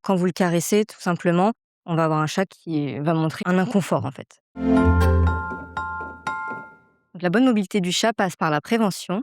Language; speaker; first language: French; native; French